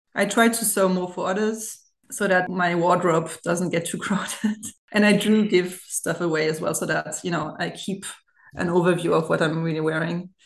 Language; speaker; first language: English; non-native, fluent; German